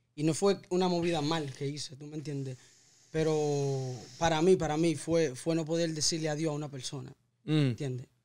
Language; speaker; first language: Spanish; early bilingual, other home language; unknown